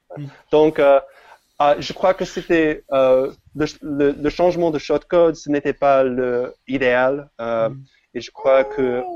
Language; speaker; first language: French; non-native, fluent; English